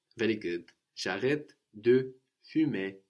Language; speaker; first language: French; non-native, fluent; English